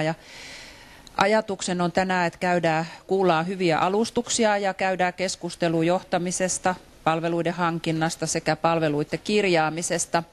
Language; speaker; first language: Finnish; native; Finnish